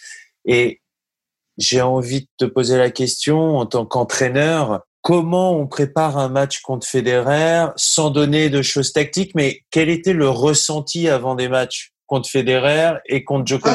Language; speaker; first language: French; native; French